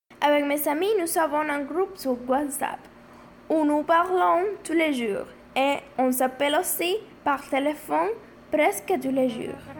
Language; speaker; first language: French; non-native, fluent; Spanish